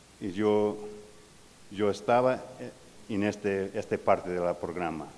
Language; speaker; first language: Spanish; non-native, learner; English